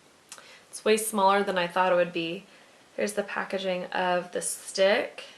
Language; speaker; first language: English; native; English